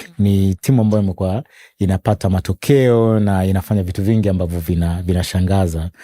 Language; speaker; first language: Swahili; native; Swahili